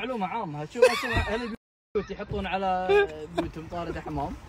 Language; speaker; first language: Arabic; native; Arabic